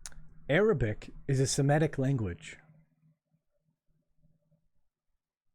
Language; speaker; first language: English; native; English